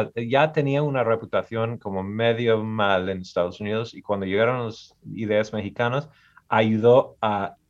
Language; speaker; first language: Spanish; early bilingual, heritage; Spanish